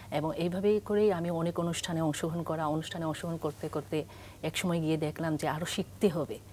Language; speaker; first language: Bangla; non-native, local second language; Manipuri